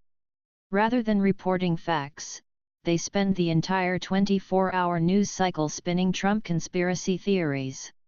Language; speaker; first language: English; native; English